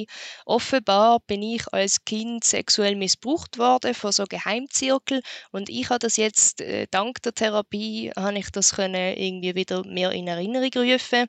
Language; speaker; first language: German; native; German